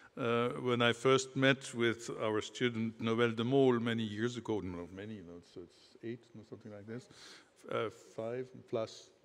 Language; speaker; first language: English; non-native, fluent; Dutch